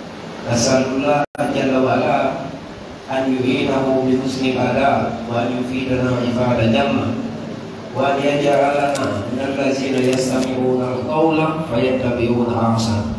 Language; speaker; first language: Arabic; non-native, fluent; Fula